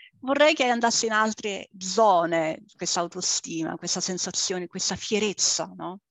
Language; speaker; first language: Italian; early bilingual, other home language; English